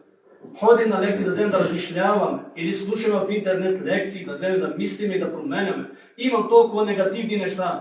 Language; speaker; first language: Bulgarian; native; Bulgarian